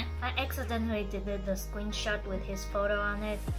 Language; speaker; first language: English; non-native, fluent; Chinese